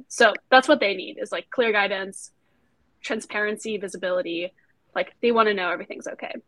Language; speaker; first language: English; non-native, fluent; German